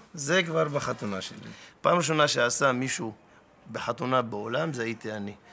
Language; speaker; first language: Hebrew; non-native, local second language; Arabic